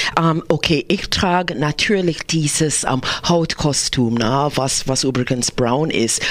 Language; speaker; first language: German; non-native, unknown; English